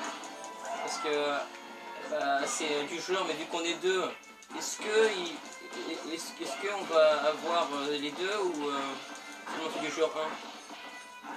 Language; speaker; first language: French; native; French